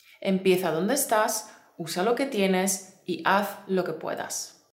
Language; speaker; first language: Spanish; native; Spanish